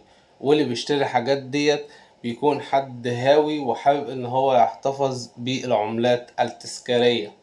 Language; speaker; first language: Arabic; native; Arabic